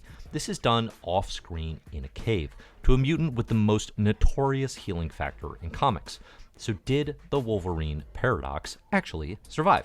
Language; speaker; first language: English; native; English